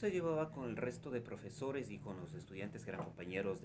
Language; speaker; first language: Spanish; native; Spanish